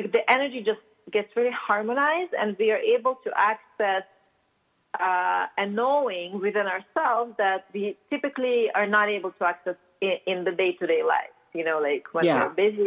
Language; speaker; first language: English; non-native, fluent; Russian